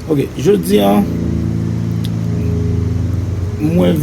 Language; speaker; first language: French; non-native, local second language; Haitian Creole